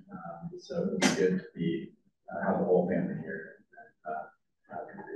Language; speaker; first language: English; native; English